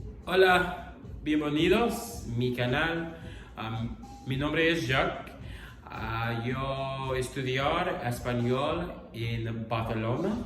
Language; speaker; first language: Spanish; non-native, learner; English